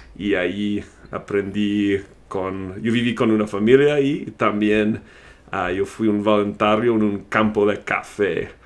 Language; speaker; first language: Spanish; non-native, fluent; English